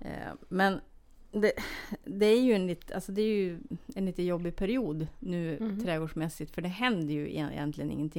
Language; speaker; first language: Swedish; native; Swedish